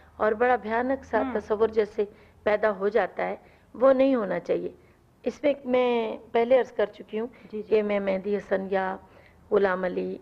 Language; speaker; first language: Urdu; non-native, local second language; Punjabi